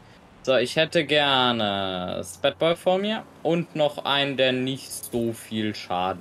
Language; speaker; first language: German; native; German